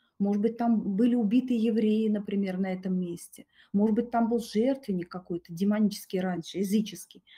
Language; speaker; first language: Russian; native; Russian